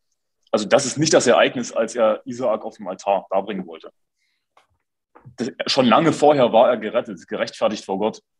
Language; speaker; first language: German; native; German